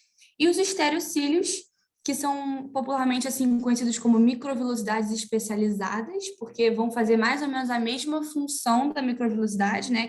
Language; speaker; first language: Portuguese; native; Portuguese